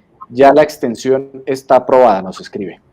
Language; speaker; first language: Spanish; native; Spanish